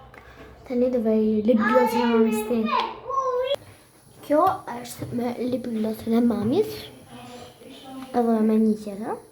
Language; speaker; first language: Albanian; early bilingual, heritage; Albanian